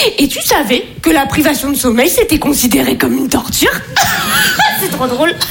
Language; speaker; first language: French; native; French